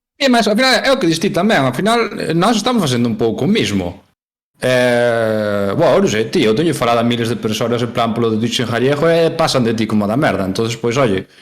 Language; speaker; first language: Galician; native; Galician